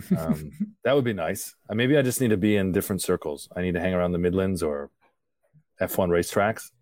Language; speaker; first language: English; early bilingual, other home language; Portuguese